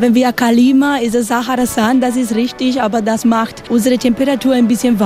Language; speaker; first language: German; non-native, learner; Spanish